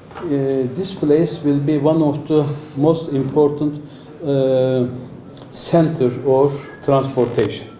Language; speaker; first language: English; non-native, fluent; Turkish